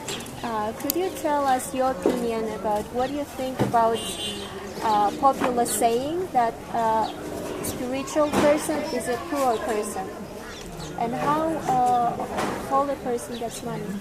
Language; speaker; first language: English; non-native, learner; Russian